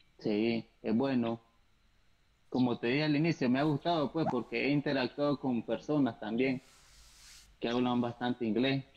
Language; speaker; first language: Spanish; native; Spanish